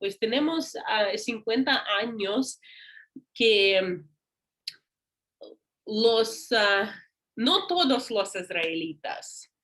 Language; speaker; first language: Spanish; non-native, learner; English